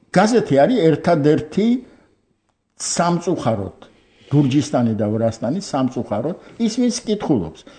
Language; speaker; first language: Georgian; non-native, local second language; Armenian